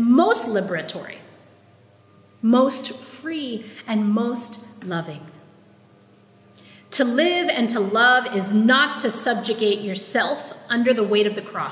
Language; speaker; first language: English; non-native, local second language; Filipino